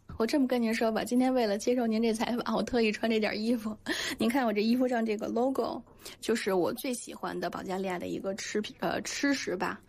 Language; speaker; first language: Chinese; native; Chinese